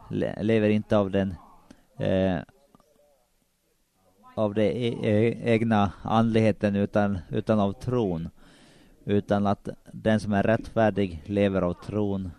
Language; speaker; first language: Swedish; non-native, local second language; Finnish